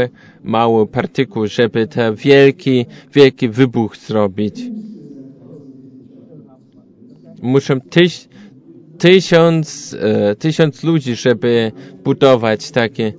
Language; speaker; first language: Polish; non-native, learner; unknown